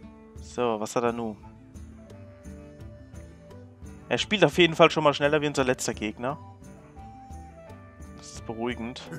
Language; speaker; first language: German; native; German